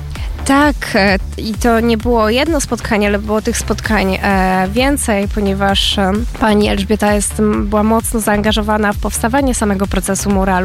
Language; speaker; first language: Polish; native; Polish